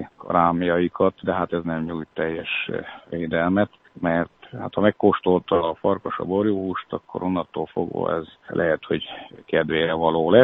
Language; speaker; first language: Hungarian; native; Hungarian